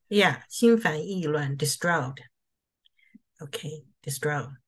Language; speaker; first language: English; non-native, fluent; Chinese